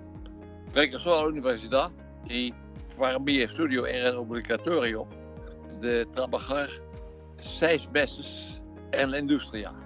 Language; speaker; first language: Spanish; non-native, fluent; Dutch